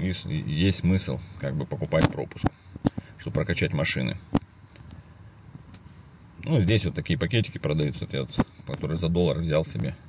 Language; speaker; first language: Russian; native; Russian